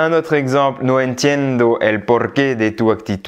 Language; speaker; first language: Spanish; non-native, fluent; French